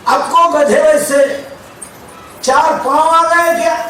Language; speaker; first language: Hindi; non-native, local second language; Marathi